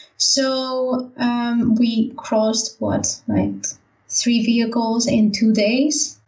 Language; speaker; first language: English; non-native, fluent; Spanish